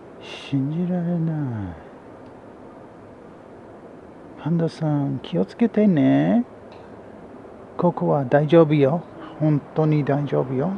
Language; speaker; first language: Japanese; non-native, learner; English